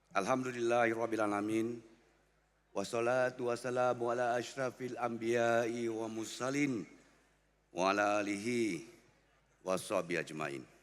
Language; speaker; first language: Malay; native; Malay